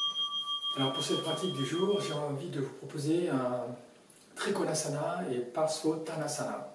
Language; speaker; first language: French; native; French